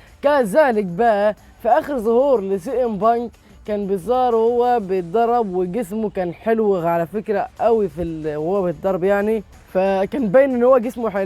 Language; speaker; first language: Arabic; native; Arabic